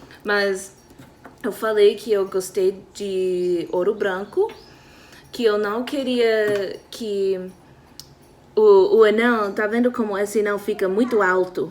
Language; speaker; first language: Portuguese; non-native, fluent; English